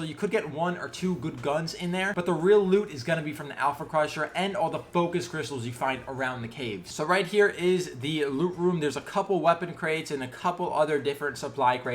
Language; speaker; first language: English; native; English